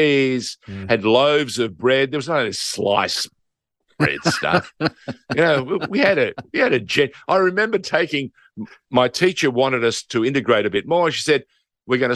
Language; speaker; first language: English; native; English